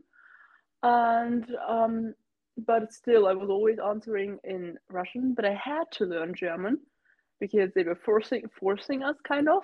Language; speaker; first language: English; non-native, fluent; German